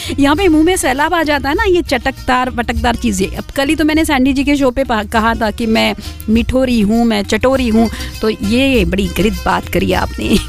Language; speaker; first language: Hindi; non-native, local second language; Marathi